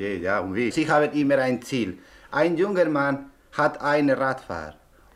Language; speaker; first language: German; non-native, learner; Spanish